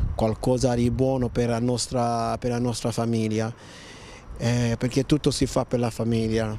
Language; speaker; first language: Italian; non-native, fluent; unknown